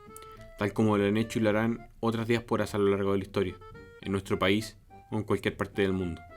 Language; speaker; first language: Spanish; native; Spanish